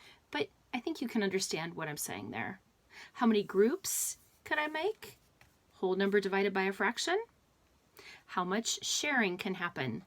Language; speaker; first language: English; native; English